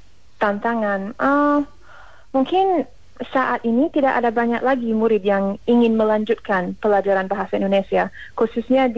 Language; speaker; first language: Indonesian; non-native, fluent; English